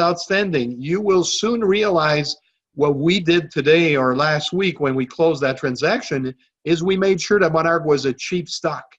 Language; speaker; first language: English; non-native, local second language; French